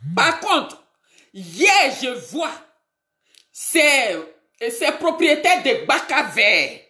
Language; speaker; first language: French; non-native, local second language; Baoulé